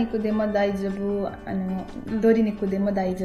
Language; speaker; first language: Japanese; non-native, learner; Nepali